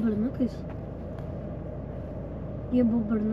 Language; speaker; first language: Lithuanian; early bilingual, heritage; Lithuanian